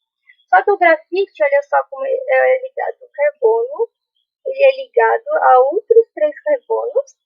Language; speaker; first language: Portuguese; native; Portuguese